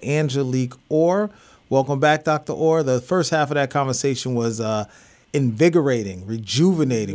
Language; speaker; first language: English; native; English